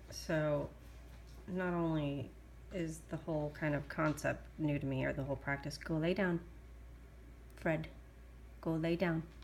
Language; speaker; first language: English; native; English